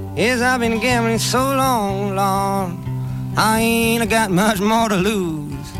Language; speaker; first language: French; native; French